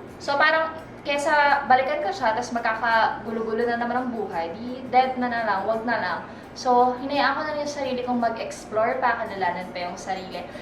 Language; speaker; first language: Filipino; native; Filipino